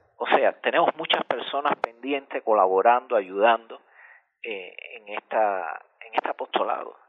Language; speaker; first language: Spanish; native; Spanish